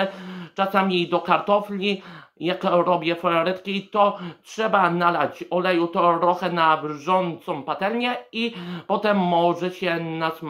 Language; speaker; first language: Polish; native; Polish